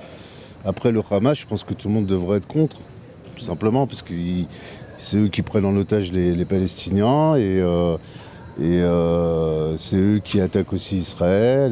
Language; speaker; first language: French; native; French